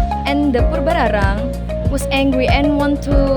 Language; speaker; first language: English; non-native, learner; Indonesian